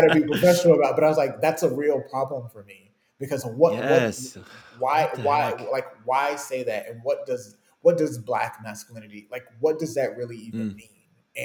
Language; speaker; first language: English; native; English